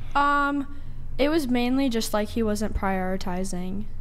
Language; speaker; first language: English; native; English